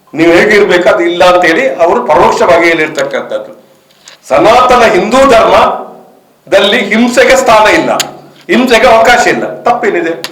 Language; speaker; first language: Kannada; native; Kannada